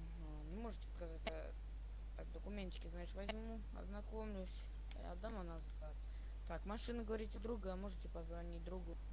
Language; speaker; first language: Russian; native; Russian